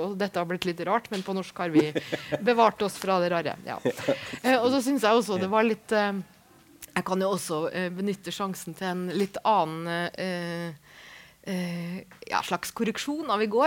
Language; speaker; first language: Norwegian; native; Norwegian